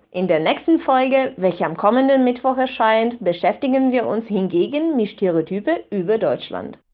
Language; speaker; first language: German; non-native, fluent; Italian